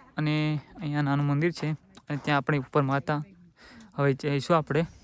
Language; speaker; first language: Gujarati; non-native, local second language; Rathawi